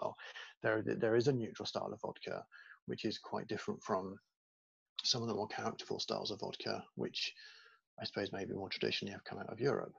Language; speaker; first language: English; native; English